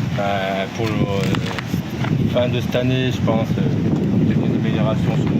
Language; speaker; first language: French; native; French